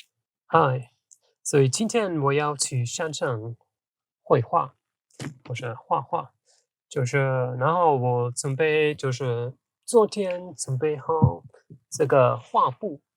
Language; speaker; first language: Chinese; non-native, fluent; German